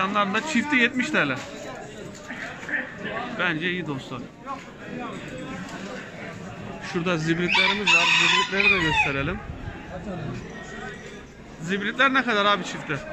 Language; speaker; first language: Turkish; native; Turkish